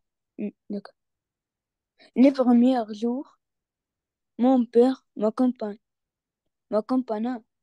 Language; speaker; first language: French; non-native, learner; Arabic